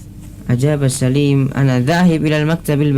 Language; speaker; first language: Arabic; non-native, learner; Indonesian